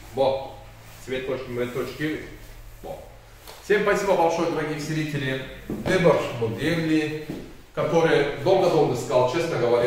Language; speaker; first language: Russian; non-native, learner; Turkish